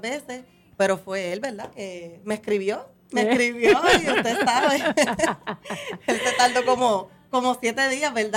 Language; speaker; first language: Spanish; native; Spanish